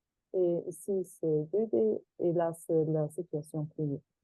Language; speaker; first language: French; non-native, fluent; German